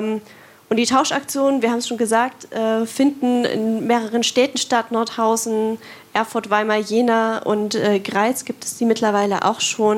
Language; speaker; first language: German; native; German